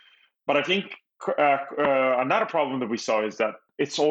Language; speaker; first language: English; non-native, fluent; Italian